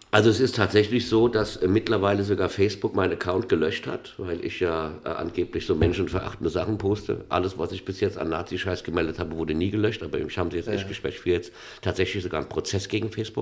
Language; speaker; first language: German; native; German